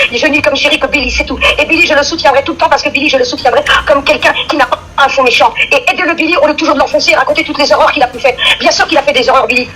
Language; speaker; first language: French; native; French